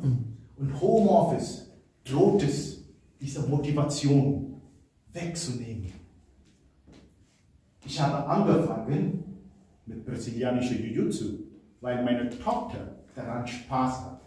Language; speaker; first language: German; non-native, fluent; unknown